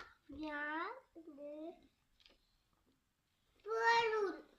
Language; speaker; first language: French; native; French